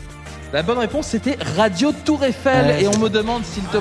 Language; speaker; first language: French; native; French